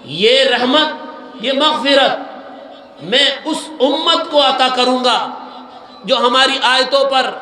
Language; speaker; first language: Urdu; native; Urdu